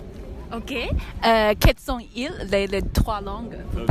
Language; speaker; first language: French; non-native, learner; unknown